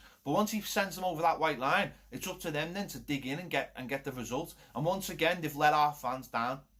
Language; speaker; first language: English; native; English